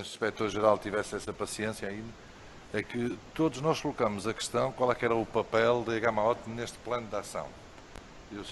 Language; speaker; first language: Portuguese; native; Portuguese